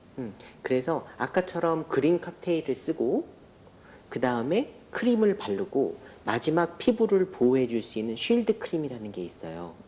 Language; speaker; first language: Korean; native; Korean